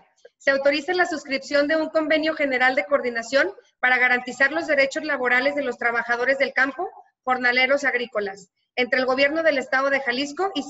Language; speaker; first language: Spanish; native; Spanish